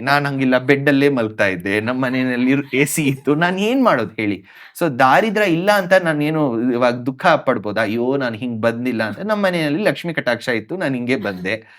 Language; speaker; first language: Kannada; non-native, local second language; Tamil